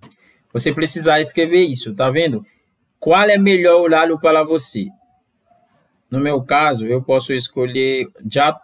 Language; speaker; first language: Portuguese; non-native, fluent; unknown